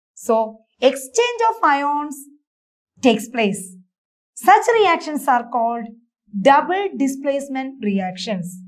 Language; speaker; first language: English; non-native, local second language; Malayalam